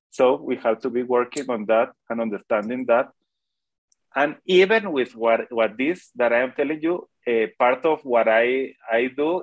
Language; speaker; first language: English; non-native, fluent; Spanish